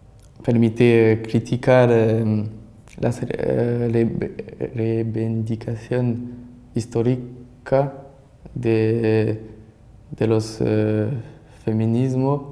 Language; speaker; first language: Spanish; non-native, learner; French